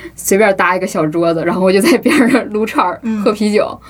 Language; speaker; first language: Chinese; native; Chinese